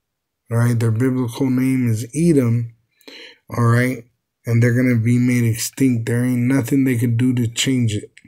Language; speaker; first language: English; native; English